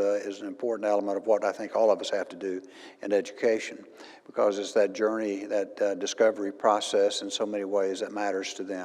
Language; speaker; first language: English; native; English